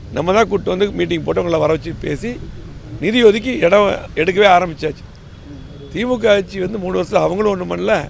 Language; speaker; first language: Tamil; native; Tamil